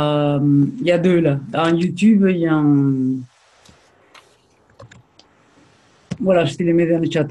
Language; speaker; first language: French; native; French